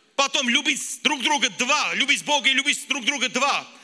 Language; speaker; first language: Russian; non-native, local second language; Armenian